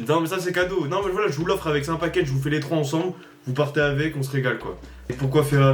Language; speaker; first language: French; native; French